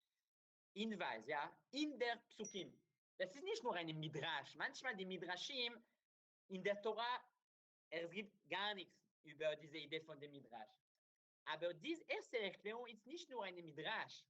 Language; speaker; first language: German; non-native, learner; Hebrew